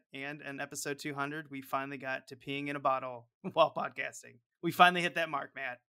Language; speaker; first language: English; native; English